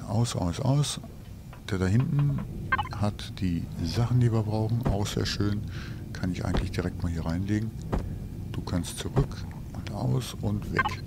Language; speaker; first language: German; native; German